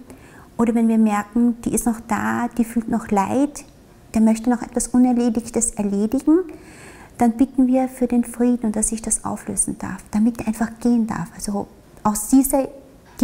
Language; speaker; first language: German; early bilingual, other home language; Vietnamese